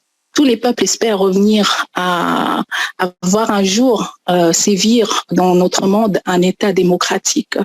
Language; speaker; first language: French; non-native, local second language; Arabic